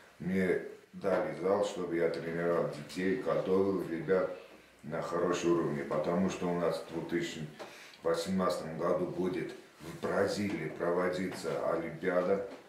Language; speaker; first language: Russian; non-native, local second language; Armenian